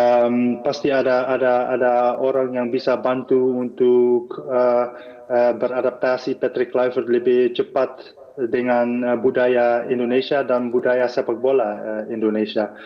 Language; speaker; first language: Indonesian; non-native, fluent; Dutch